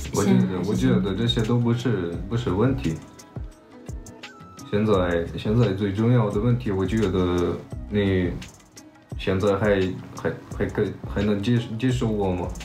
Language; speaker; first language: Chinese; early bilingual, heritage; Chinese